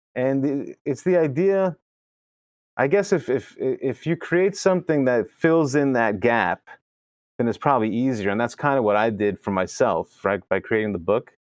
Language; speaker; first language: English; early bilingual, other home language; Spanish